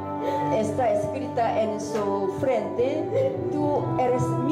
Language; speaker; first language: Spanish; non-native, learner; Korean